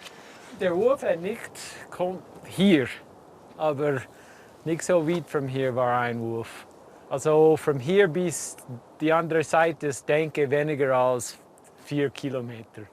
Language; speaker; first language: German; non-native, learner; English